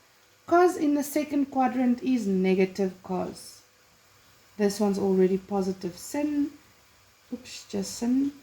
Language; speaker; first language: English; non-native, local second language; Afrikaans